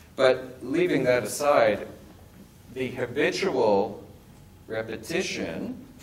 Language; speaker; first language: English; native; English